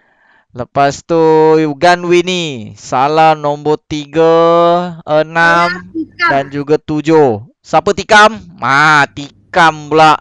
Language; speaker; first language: Malay; native; Malay